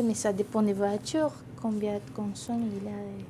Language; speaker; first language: French; non-native, fluent; Romanian